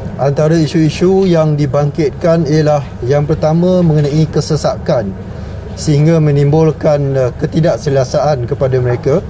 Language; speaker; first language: Malay; native; Malay